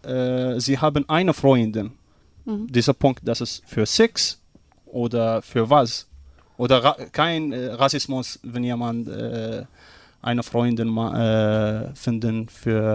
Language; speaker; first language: German; non-native, learner; Arabic